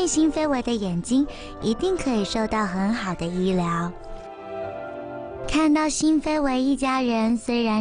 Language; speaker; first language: Chinese; native; Chinese